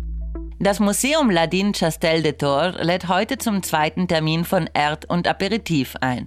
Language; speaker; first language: German; native; German